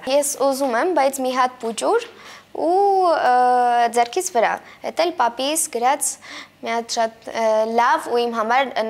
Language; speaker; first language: Armenian; early bilingual, heritage; Armenian